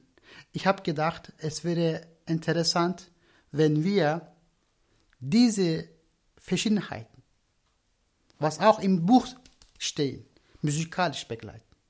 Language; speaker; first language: German; non-native, learner; Turkish